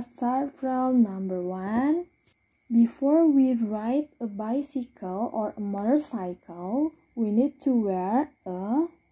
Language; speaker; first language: English; non-native, fluent; Indonesian